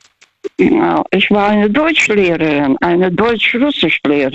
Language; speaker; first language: German; non-native, fluent; Russian